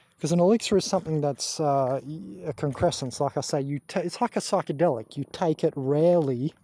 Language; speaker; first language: English; native; English